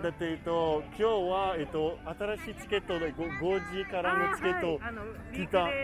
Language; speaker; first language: Japanese; non-native, fluent; French